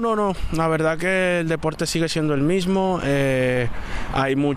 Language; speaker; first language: Spanish; native; Spanish